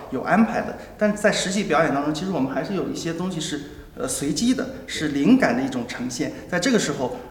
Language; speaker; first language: Chinese; native; Chinese